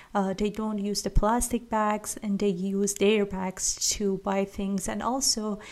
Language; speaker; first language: English; non-native, fluent; Persian